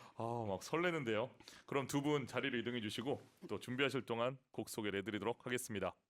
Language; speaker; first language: Korean; native; Korean